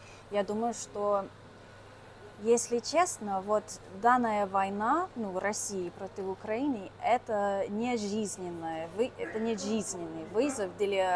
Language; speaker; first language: Russian; non-native, fluent; English